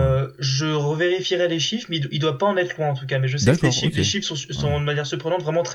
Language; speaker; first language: French; native; French